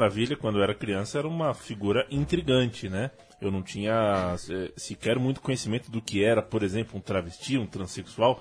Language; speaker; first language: Portuguese; native; Portuguese